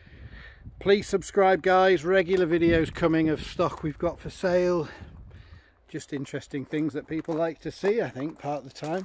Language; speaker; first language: English; native; English